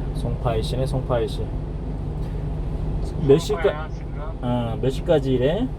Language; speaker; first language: Korean; native; Korean